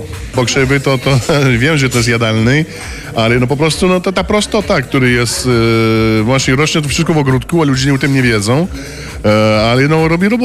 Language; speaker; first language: Polish; non-native, fluent; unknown